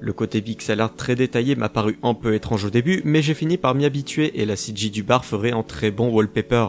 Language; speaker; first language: French; native; French